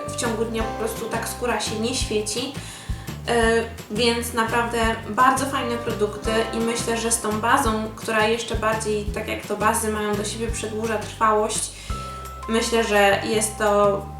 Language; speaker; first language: Polish; native; Polish